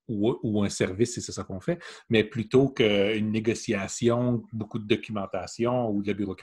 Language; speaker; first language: French; native; French